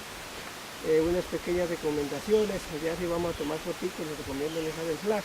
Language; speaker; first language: Spanish; native; Spanish